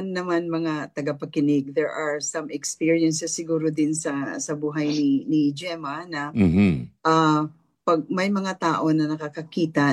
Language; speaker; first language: Filipino; non-native, local second language; Hiligaynon